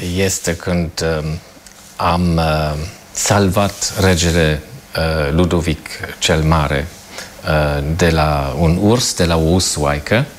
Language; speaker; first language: Romanian; non-native, fluent; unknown